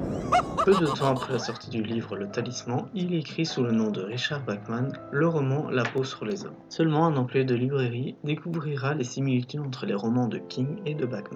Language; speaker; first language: French; native; French